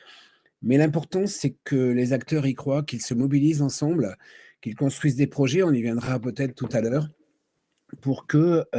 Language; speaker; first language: French; native; French